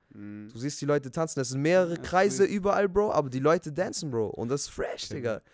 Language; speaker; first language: German; early bilingual, other home language; Spanish